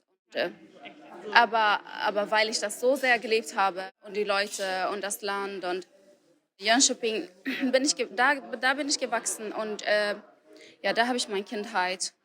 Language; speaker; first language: German; non-native, fluent; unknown